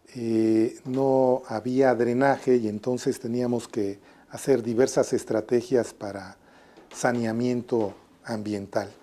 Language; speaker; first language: Spanish; native; Spanish